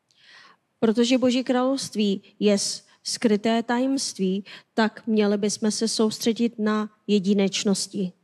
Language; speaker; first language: Czech; non-native, fluent; Korean